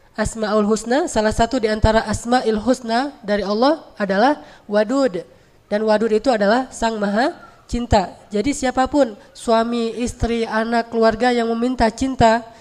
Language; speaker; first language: Indonesian; native; Indonesian